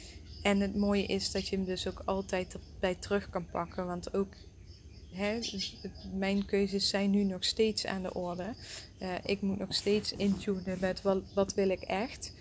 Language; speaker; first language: Dutch; native; Dutch